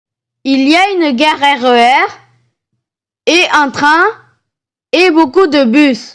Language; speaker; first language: French; non-native, learner; Tamil